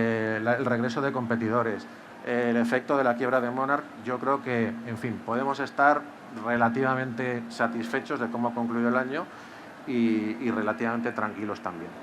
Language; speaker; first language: Spanish; native; Spanish